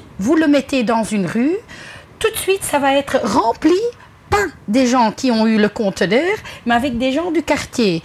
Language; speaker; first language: French; non-native, local second language; Dutch